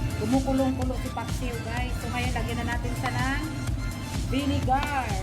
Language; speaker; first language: Filipino; non-native, local second language; Cebuano